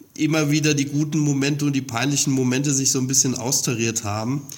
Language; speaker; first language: German; native; German